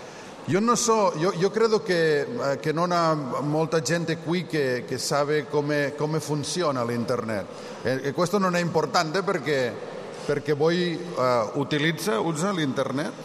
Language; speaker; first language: Italian; non-native, learner; Catalan